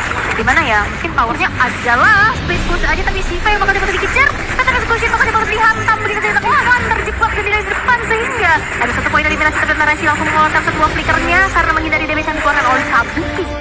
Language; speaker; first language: Indonesian; native; Indonesian